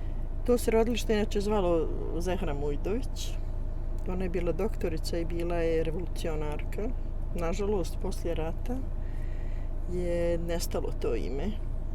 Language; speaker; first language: Bosnian; native; Bosnian